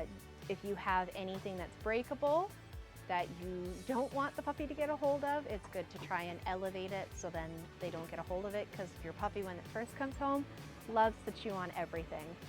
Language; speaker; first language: English; native; English